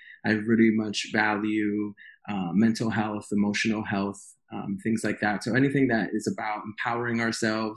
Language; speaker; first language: English; native; English